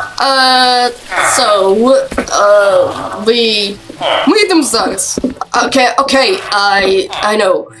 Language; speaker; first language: English; non-native, learner; Ukrainian